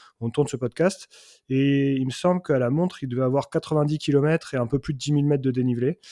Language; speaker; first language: French; native; French